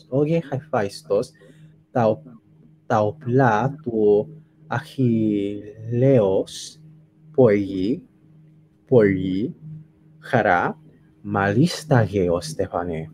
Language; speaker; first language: Greek; non-native, fluent; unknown